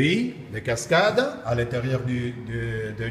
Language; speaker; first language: French; non-native, fluent; Spanish